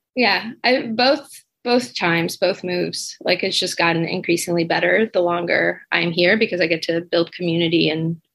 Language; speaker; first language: English; non-native, fluent; Portuguese